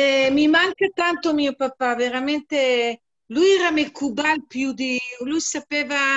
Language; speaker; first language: Italian; non-native, fluent; Hebrew